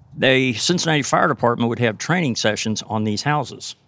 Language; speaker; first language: English; native; English